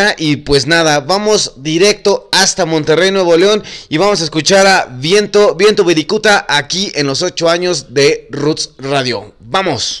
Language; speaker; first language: Spanish; native; Spanish